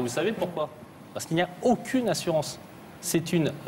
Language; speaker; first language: French; early bilingual, other home language; Korean